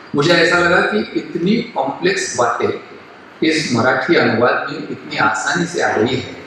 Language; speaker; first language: Hindi; non-native, local second language; Marathi